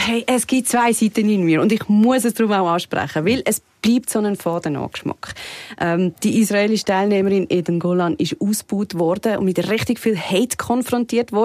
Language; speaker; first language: German; native; German